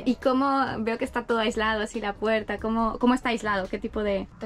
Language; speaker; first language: Spanish; native; Spanish